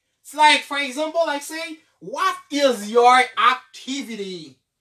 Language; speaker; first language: English; non-native, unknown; Haitian Creole